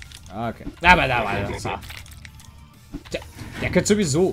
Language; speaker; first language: German; native; German